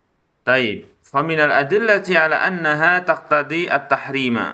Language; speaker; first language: Arabic; non-native, fluent; Indonesian